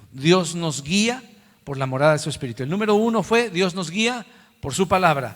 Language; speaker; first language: Spanish; native; Spanish